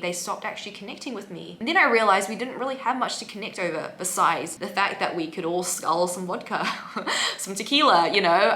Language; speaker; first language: English; native; English